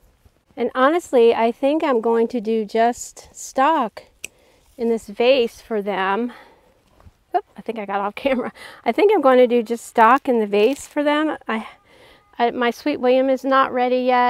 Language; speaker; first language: English; native; English